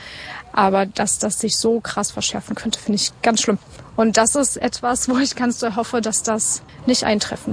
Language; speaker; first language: German; native; German